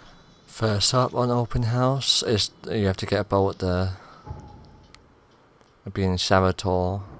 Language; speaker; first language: English; native; English